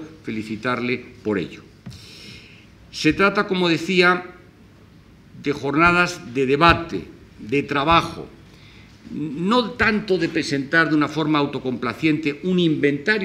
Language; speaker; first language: Spanish; native; Spanish